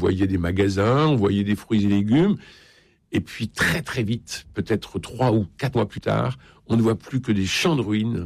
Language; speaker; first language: French; native; French